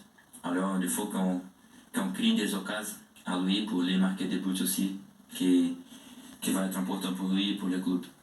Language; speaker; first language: French; non-native, learner; Portuguese